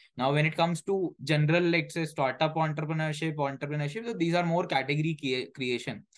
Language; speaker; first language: English; non-native, local second language; Hindi